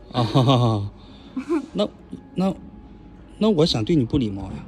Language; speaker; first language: Chinese; native; Chinese